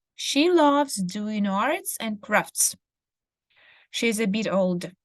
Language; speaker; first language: English; non-native, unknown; Ukrainian